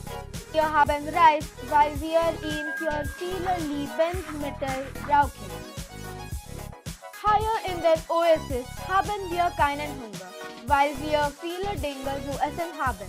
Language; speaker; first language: German; non-native, learner; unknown